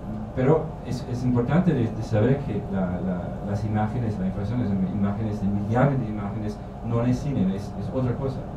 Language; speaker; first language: Spanish; non-native, learner; German